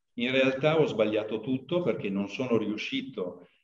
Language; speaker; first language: Italian; early bilingual, other home language; Portuguese